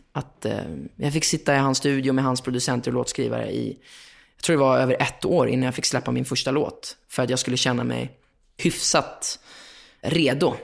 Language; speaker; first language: Swedish; native; Swedish